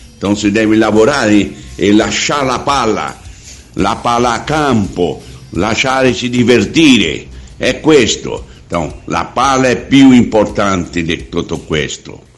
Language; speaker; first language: Italian; non-native, learner; Portuguese